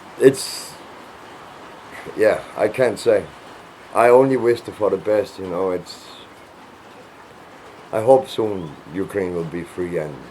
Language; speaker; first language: English; non-native, fluent; Danish